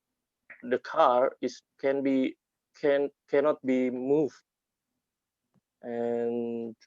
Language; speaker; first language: English; non-native, learner; Indonesian